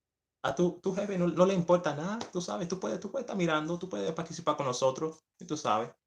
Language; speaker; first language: Spanish; early bilingual, heritage; English